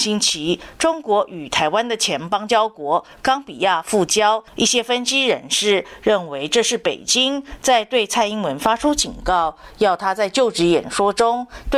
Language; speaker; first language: Chinese; native; Chinese